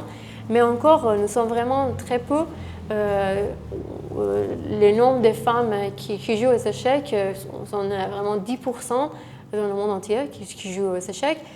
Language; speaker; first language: French; non-native, fluent; Persian